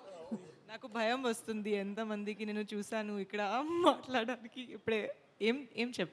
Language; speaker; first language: Telugu; non-native, learner; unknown